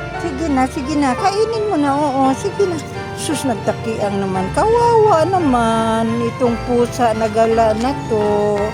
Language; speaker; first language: Filipino; non-native, local second language; Cebuano